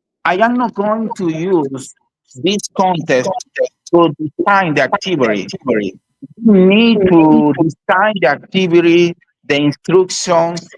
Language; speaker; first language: English; non-native, learner; Spanish